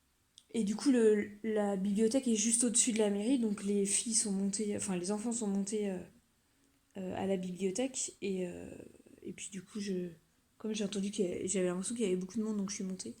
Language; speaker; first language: French; native; French